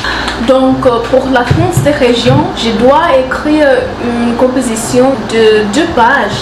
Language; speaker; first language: French; non-native, learner; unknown